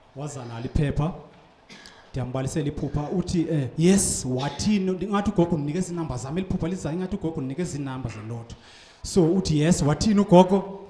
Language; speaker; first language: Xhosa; non-native, local second language; Tsonga